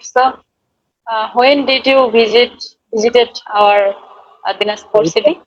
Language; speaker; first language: English; non-native, learner; Bangla